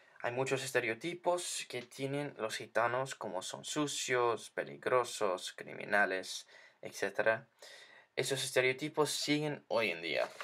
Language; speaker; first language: Spanish; non-native, learner; English